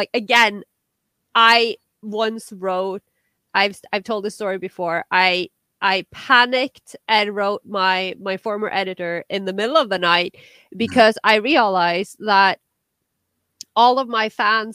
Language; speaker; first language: English; non-native, fluent; Norwegian